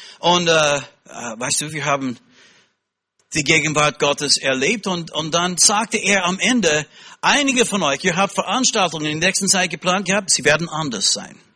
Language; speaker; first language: German; non-native, fluent; English